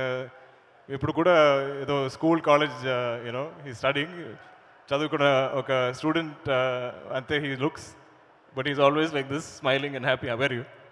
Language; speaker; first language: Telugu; non-native, learner; Malayalam